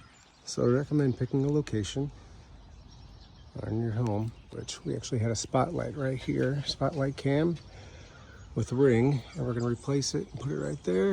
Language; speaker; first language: English; native; English